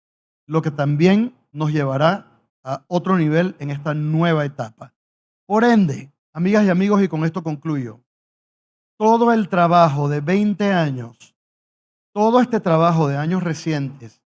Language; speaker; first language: Spanish; native; Spanish